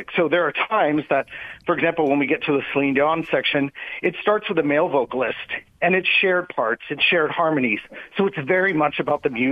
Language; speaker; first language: English; native; English